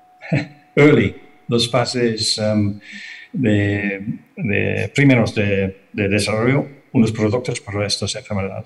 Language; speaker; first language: Spanish; non-native, fluent; Italian